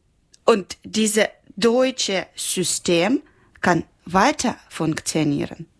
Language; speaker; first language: German; non-native, learner; Ukrainian